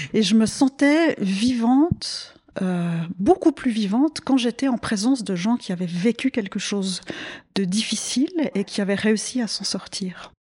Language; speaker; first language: French; native; French